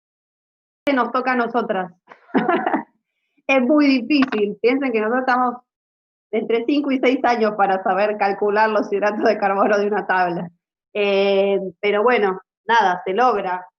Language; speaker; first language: Spanish; native; Spanish